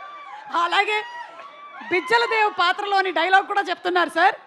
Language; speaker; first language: Telugu; native; Telugu